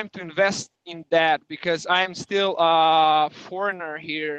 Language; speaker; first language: English; non-native, fluent; Serbian